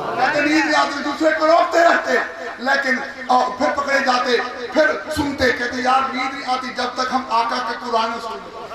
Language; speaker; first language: Urdu; non-native, local second language; Saraiki